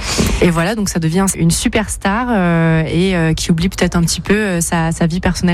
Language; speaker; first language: French; native; French